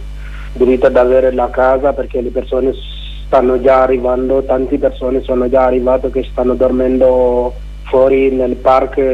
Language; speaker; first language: Italian; non-native, learner; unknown